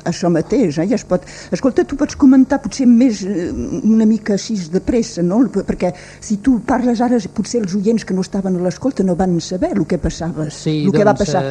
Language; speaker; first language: Catalan; native; Catalan